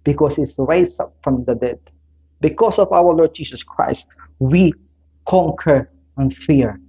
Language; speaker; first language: English; non-native, local second language; Filipino